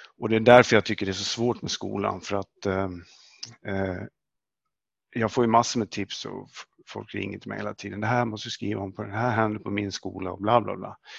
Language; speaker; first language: Swedish; native; Swedish